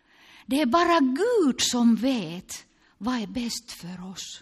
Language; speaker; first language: Swedish; non-native, local second language; Finnish